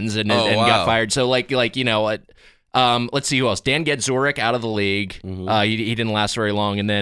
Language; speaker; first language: English; native; English